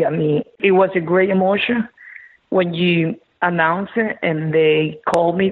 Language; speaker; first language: English; non-native, learner; Spanish